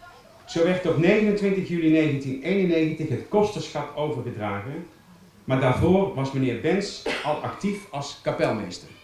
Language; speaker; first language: Dutch; native; Dutch